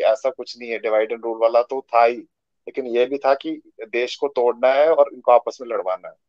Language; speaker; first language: Hindi; native; Hindi